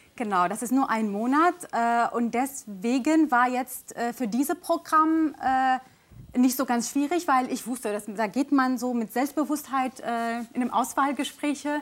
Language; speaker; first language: German; non-native, fluent; Arabic